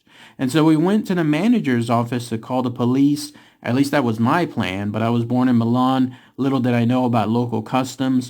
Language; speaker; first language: English; native; English